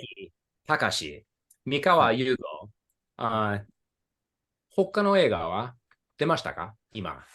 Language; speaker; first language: Japanese; non-native, fluent; English